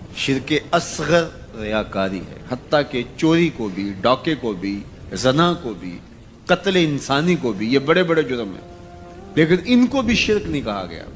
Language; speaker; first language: Urdu; non-native, local second language; Punjabi